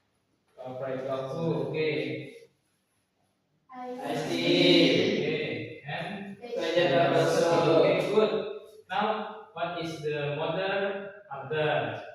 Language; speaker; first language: English; non-native, learner; Indonesian